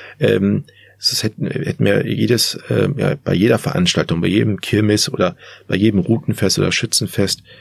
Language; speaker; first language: German; early bilingual, other home language; Turkish